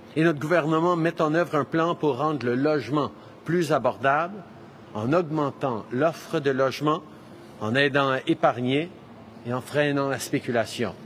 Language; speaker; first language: French; early bilingual, heritage; French